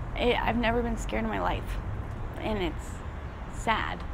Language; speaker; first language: English; native; English